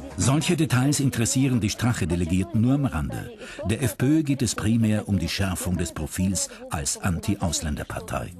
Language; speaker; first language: German; native; German